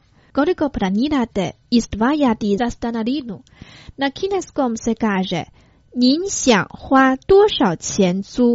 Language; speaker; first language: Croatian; non-native, fluent; Chinese